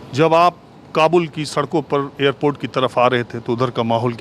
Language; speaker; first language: Hindi; native; Hindi